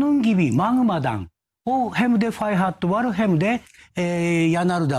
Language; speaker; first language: Turkish; non-native, learner; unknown